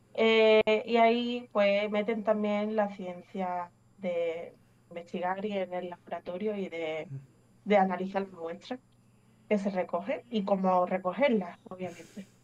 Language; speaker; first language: Spanish; early bilingual, other home language; English